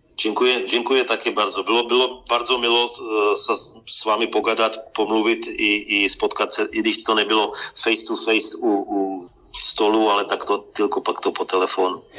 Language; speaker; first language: Polish; non-native, learner; Czech